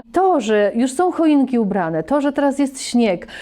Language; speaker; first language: Polish; native; Polish